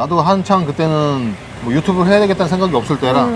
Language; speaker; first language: Korean; native; Korean